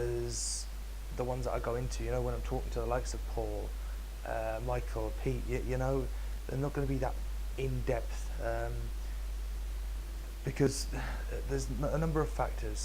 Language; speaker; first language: English; native; English